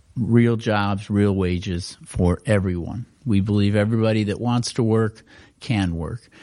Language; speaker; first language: English; native; English